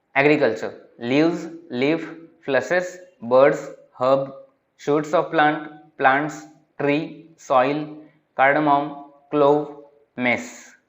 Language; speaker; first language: English; non-native, local second language; Marathi